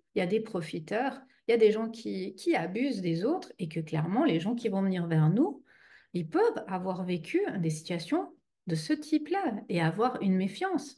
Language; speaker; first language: French; native; French